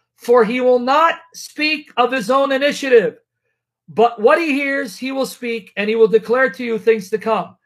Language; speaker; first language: English; native; English